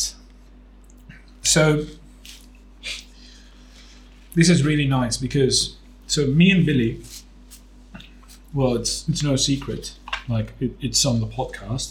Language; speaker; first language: English; non-native, fluent; Greek